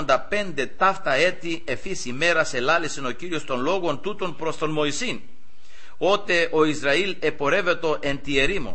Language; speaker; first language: Greek; native; Greek